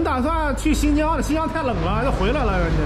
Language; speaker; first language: Chinese; native; Chinese